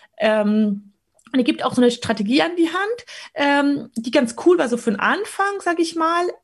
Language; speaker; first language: German; early bilingual, other home language; Polish